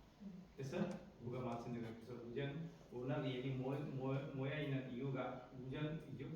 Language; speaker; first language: Korean; non-native, fluent; Hindi